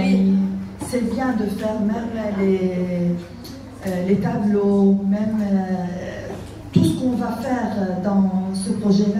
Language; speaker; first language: French; non-native, local second language; Arabic